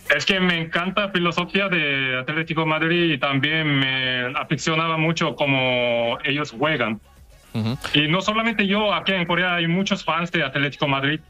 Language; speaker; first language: Spanish; non-native, learner; Korean